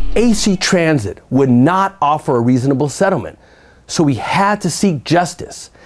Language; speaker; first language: English; native; English